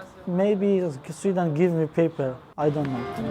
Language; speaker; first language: English; non-native, learner; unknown